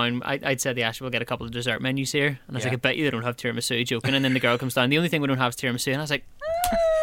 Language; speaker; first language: English; native; English